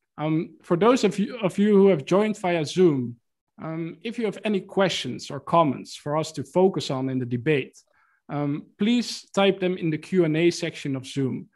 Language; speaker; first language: English; non-native, fluent; Dutch